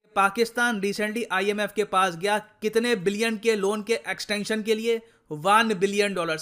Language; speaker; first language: Hindi; native; Hindi